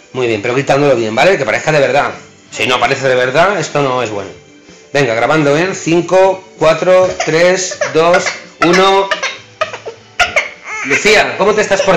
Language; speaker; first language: Spanish; native; Spanish